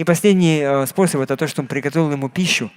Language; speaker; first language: Russian; native; Russian